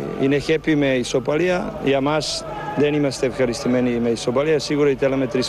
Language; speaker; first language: Greek; non-native, fluent; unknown